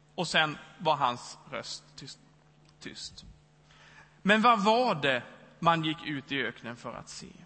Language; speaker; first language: Swedish; native; Swedish